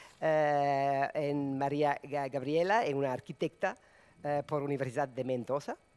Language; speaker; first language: Spanish; non-native, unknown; Serbian